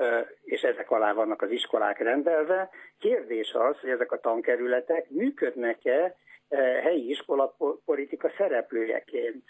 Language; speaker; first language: Hungarian; native; Hungarian